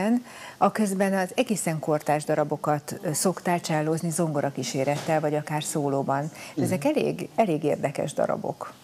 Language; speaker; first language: Hungarian; native; Hungarian